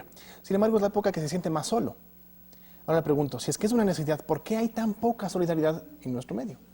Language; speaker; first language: Spanish; native; Spanish